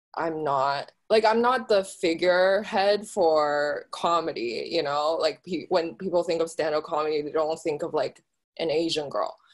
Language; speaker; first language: English; early bilingual, other home language; Chinese